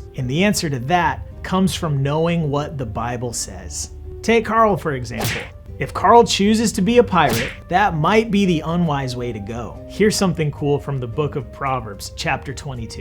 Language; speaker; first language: English; native; English